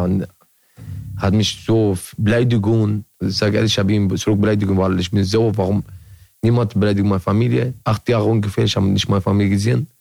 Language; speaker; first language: German; non-native, learner; Arabic